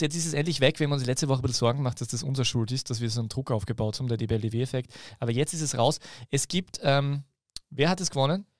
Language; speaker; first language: German; native; German